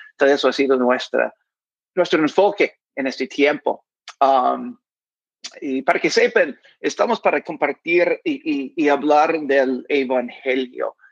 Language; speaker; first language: Spanish; non-native, fluent; English